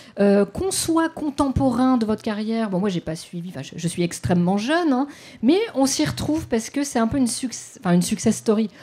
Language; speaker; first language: French; native; French